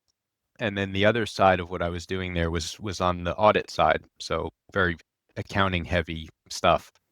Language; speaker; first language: English; native; English